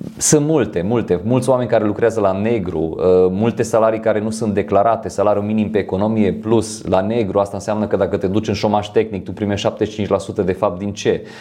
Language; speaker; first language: Romanian; non-native, fluent; French